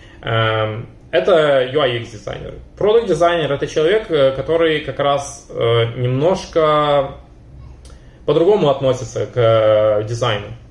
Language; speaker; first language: Russian; native; Russian